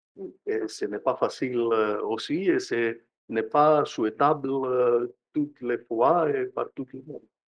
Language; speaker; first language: French; non-native, fluent; Greek